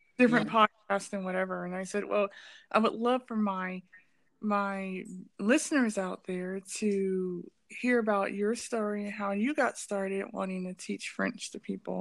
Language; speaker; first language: English; native; English